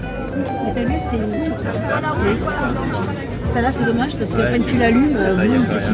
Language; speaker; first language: French; native; French